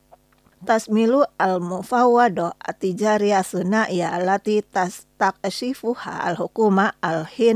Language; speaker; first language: Arabic; non-native, learner; Indonesian